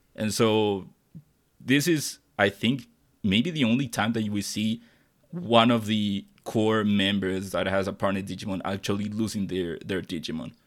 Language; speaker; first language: English; non-native, fluent; Spanish